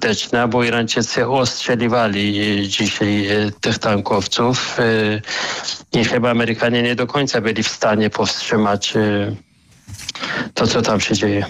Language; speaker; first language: Polish; non-native, fluent; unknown